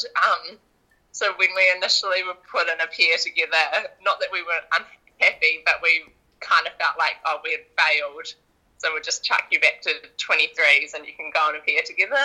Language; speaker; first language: English; native; English